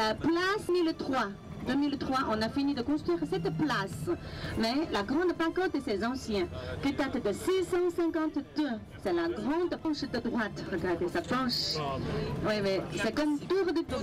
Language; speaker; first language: French; non-native, learner; Chinese